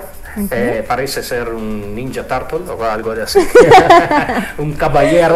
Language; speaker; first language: Spanish; non-native, fluent; Italian